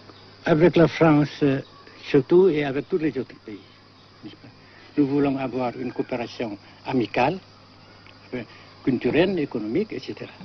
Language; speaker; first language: French; non-native, local second language; Vietnamese